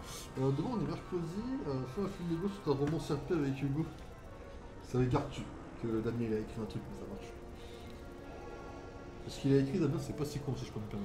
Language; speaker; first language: French; native; French